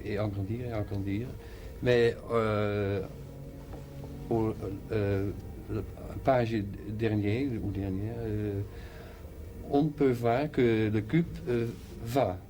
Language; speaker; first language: French; non-native, learner; Dutch